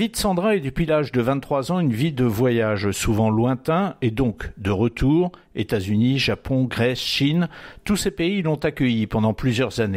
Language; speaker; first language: French; native; French